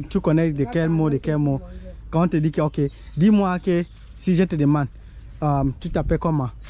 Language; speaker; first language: French; non-native, fluent; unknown